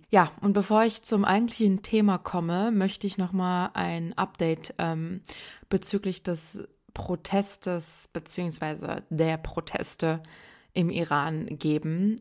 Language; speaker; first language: German; early bilingual, other home language; Persian